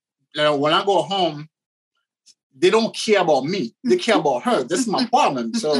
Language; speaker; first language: English; non-native, fluent; Haitian Creole